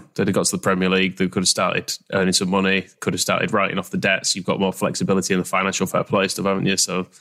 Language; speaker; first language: English; native; English